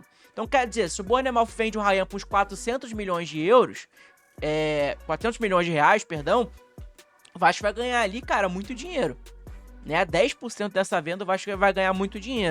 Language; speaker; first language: Portuguese; native; Portuguese